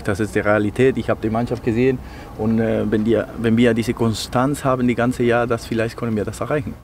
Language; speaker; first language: German; non-native, learner; Spanish